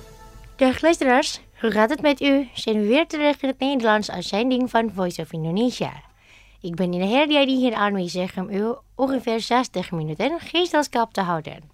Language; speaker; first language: Dutch; non-native, fluent; Indonesian